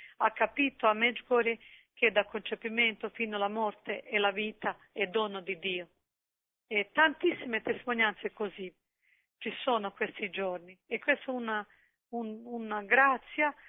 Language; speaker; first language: Italian; non-native, fluent; Croatian